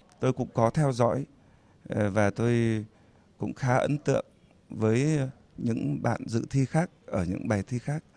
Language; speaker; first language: Vietnamese; native; Vietnamese